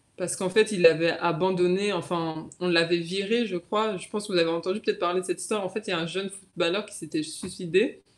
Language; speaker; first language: French; native; French